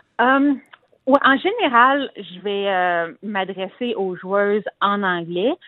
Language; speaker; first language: French; native; French